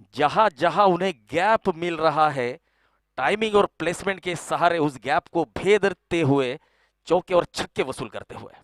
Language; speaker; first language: Hindi; non-native, local second language; Marathi